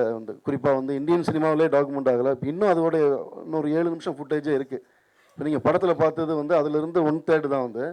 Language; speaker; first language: Tamil; native; Tamil